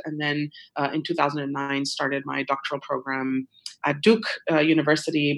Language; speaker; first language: English; non-native, local second language; Urdu